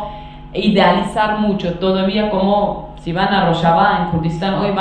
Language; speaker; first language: Spanish; non-native, fluent; Kurdish